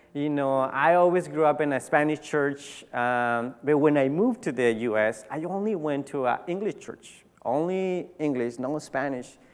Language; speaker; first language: English; early bilingual, other home language; Spanish